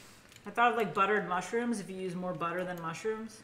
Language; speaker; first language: English; native; English